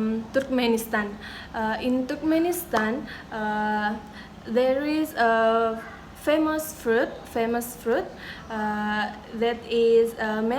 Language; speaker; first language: English; non-native, learner; Indonesian